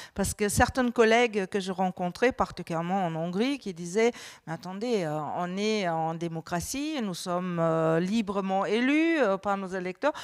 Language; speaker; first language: French; non-native, fluent; German